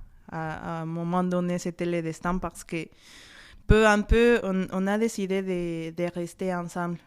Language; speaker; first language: French; non-native, fluent; Spanish